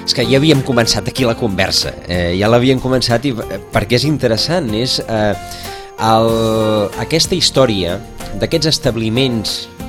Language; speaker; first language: Catalan; native; Catalan